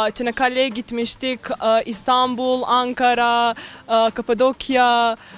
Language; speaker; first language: Turkish; non-native, fluent; Bosnian